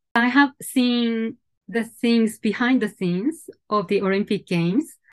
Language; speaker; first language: English; non-native, fluent; Japanese